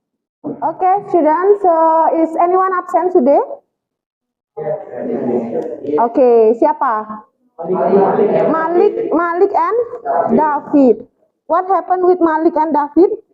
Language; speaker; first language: English; non-native, fluent; Indonesian